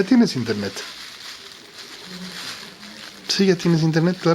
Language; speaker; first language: Spanish; native; Spanish